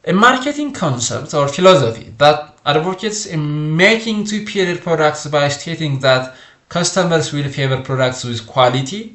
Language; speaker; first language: English; non-native, local second language; Amharic